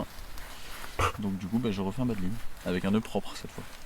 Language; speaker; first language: French; native; French